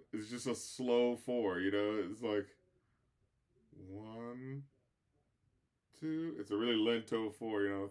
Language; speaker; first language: English; native; English